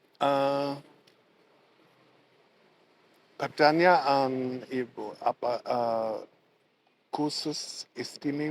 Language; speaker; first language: Indonesian; non-native, learner; English